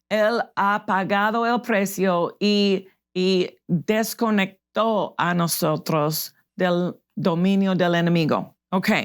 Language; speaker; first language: Spanish; non-native, fluent; English